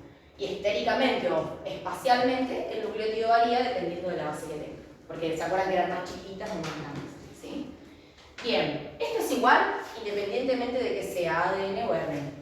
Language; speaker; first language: Spanish; native; Spanish